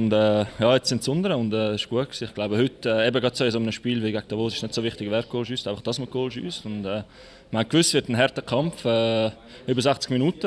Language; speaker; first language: German; native; German